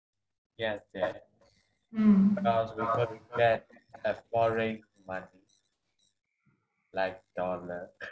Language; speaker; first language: English; non-native, learner; Burmese